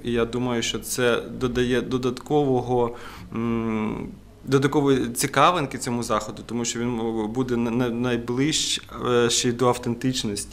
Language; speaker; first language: Ukrainian; native; Ukrainian